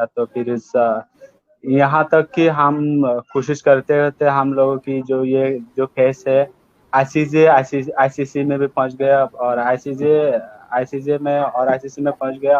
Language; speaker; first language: Hindi; non-native, learner; Rohingya